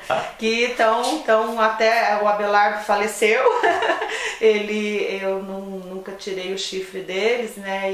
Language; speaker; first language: Portuguese; native; Portuguese